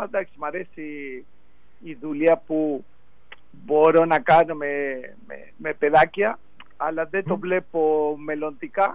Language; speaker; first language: Greek; non-native, fluent; Spanish